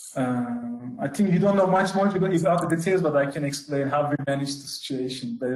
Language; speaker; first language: English; non-native, fluent; Turkish